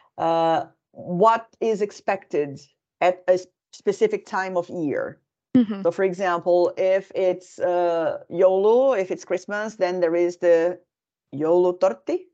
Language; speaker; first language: English; non-native, fluent; Portuguese